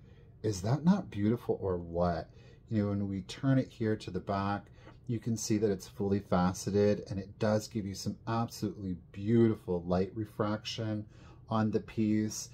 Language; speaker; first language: English; native; English